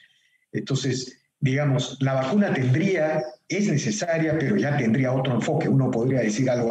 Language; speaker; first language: Spanish; native; Spanish